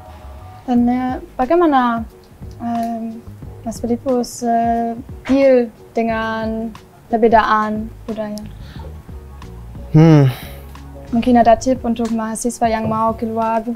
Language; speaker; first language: Indonesian; non-native, learner; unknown